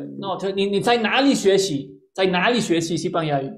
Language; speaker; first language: Chinese; non-native, fluent; Spanish